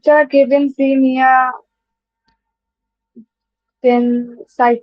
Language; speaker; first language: German; non-native, learner; Bangla